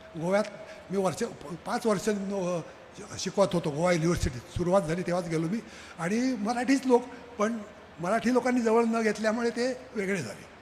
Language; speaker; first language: Marathi; native; Marathi